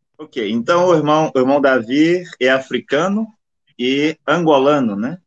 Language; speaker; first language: Portuguese; native; Portuguese